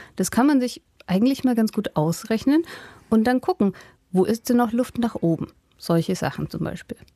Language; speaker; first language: German; native; German